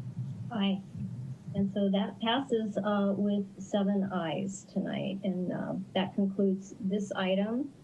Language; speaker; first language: English; native; English